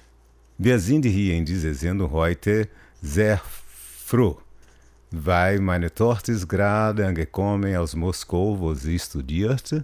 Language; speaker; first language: German; non-native, learner; Portuguese